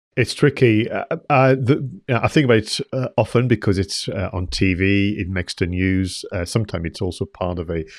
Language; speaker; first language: English; non-native, fluent; French